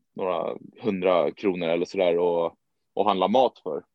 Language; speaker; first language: Swedish; native; Swedish